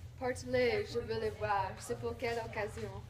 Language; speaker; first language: French; non-native, learner; English